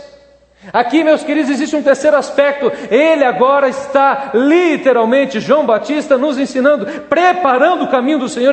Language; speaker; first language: Portuguese; native; Portuguese